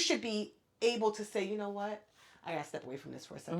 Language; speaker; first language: English; native; English